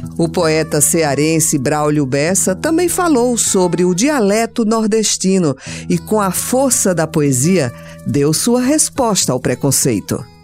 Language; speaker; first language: Portuguese; native; Portuguese